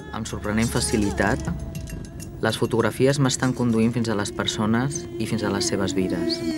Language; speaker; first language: Catalan; native; Catalan